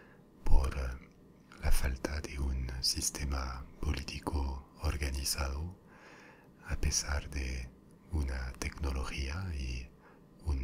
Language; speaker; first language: Spanish; non-native, fluent; French